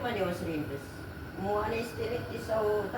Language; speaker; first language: Arabic; non-native, learner; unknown